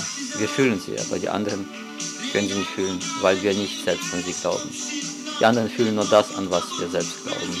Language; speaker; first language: German; non-native, fluent; Russian